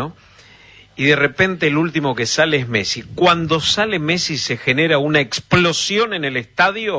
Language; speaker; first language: Spanish; native; Spanish